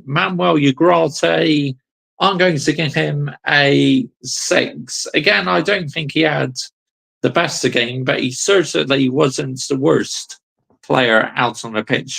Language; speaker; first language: English; native; English